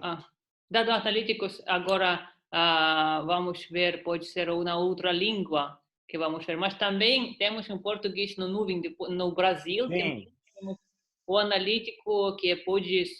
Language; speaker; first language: Portuguese; non-native, fluent; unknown